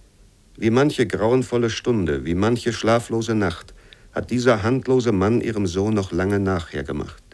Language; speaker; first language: German; native; German